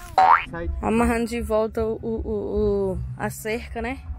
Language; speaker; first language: Portuguese; native; Portuguese